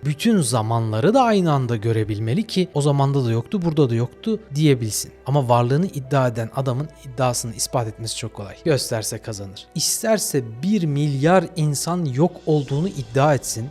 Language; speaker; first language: Turkish; native; Turkish